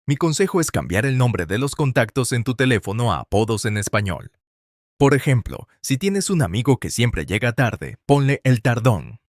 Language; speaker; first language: Spanish; non-native, fluent; English